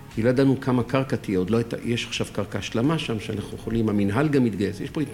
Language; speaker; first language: Hebrew; early bilingual, other home language; French